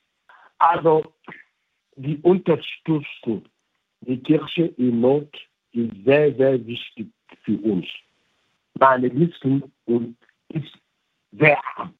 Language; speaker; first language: German; non-native, fluent; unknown